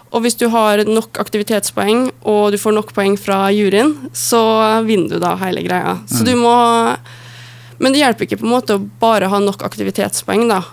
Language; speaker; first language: Norwegian; native; Norwegian